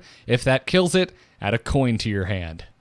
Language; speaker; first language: English; native; English